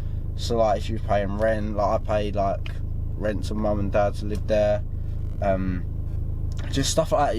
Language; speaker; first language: English; native; English